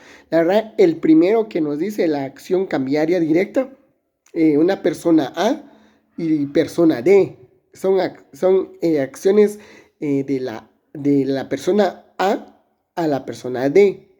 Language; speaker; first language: Spanish; native; Spanish